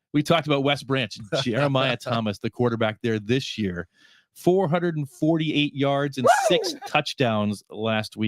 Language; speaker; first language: English; native; English